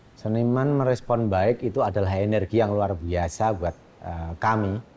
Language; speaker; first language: Indonesian; native; Indonesian